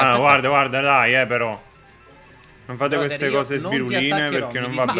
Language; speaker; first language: Italian; native; Italian